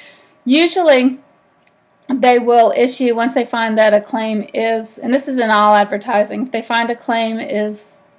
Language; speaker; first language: English; native; English